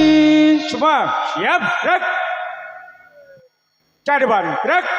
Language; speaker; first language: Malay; non-native, local second language; Javanese